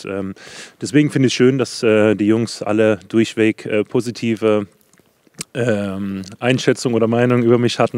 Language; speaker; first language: German; native; German